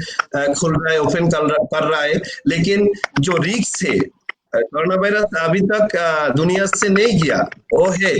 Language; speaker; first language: Hindi; non-native, learner; Bangla